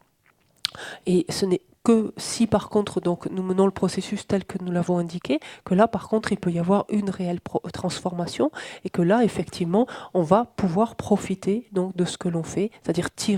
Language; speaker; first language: French; native; French